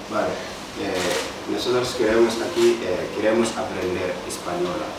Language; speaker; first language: Spanish; non-native, learner; Arabic